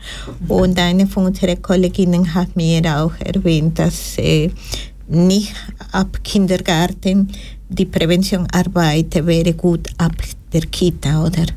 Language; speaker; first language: German; non-native, learner; Spanish